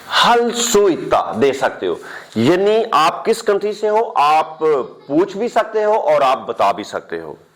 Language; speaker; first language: Urdu; non-native, local second language; Punjabi